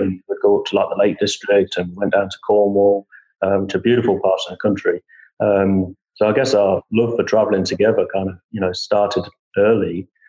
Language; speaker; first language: English; native; English